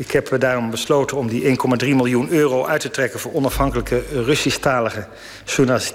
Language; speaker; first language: Dutch; native; Dutch